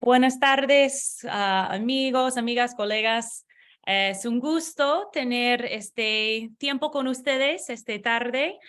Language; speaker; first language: Spanish; non-native, learner; English